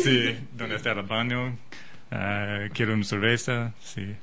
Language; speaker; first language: Spanish; non-native, learner; English